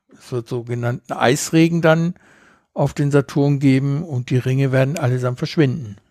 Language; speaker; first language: German; early bilingual, heritage; Spanish